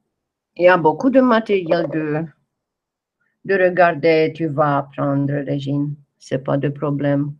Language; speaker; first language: French; non-native, fluent; English